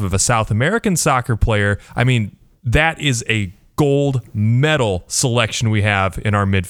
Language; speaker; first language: English; native; English